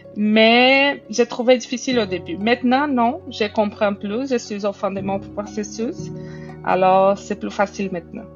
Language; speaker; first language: French; non-native, fluent; Portuguese